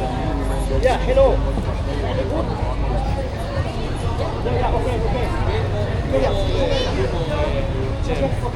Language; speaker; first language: English; non-native, learner; Vietnamese